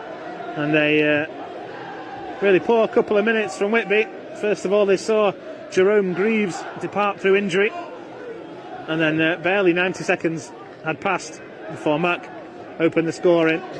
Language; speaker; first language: English; native; English